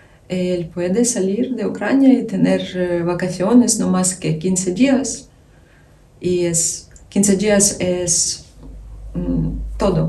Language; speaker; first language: Spanish; non-native, fluent; Ukrainian